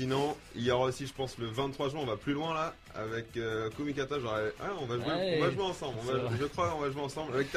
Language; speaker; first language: French; native; French